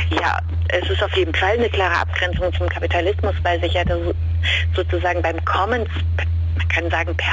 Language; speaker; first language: German; native; German